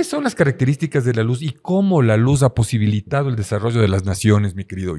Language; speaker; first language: Spanish; native; Spanish